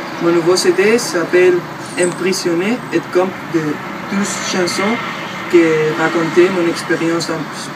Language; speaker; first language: French; non-native, learner; Spanish